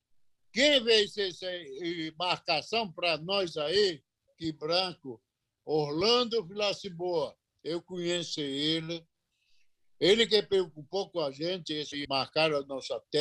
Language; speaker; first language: Portuguese; non-native, local second language; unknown